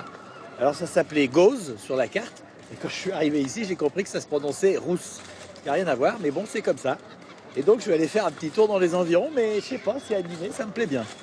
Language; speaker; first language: French; native; French